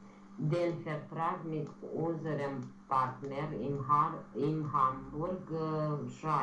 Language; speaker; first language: German; non-native, learner; Romanian